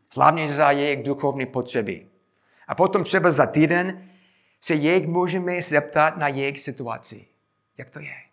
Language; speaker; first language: Czech; non-native, fluent; English